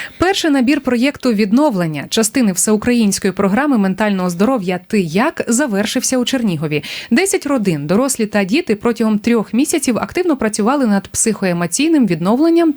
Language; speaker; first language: Ukrainian; native; Ukrainian